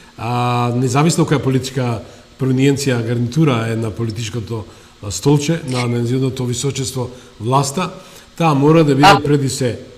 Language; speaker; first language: Macedonian; native; Macedonian